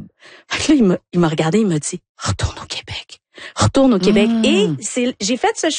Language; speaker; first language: French; native; French